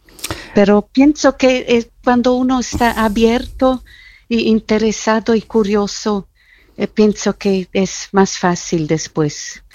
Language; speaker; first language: Spanish; non-native, fluent; German